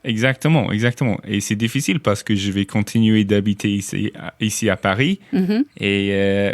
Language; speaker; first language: French; non-native, fluent; English